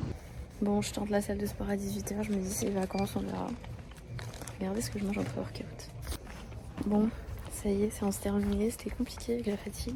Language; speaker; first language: French; native; French